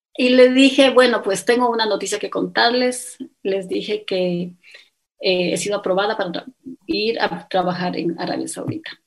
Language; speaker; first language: Spanish; native; Spanish